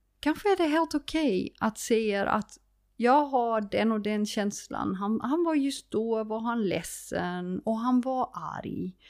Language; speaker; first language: Swedish; non-native, fluent; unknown